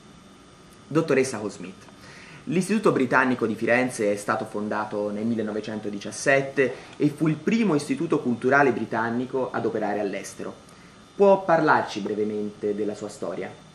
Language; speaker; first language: Italian; native; Italian